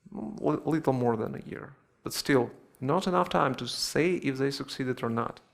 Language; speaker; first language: English; non-native, fluent; Russian